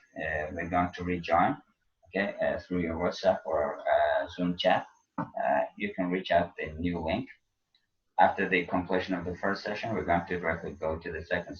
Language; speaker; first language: English; non-native, fluent; Azerbaijani